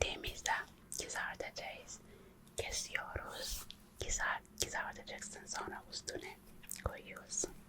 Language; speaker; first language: Turkish; non-native, local second language; English